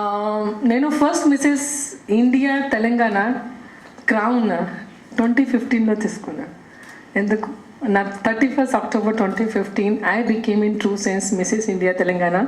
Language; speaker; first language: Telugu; non-native, local second language; Hindi